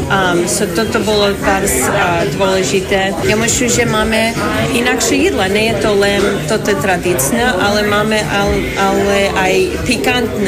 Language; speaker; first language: Slovak; early bilingual, heritage; English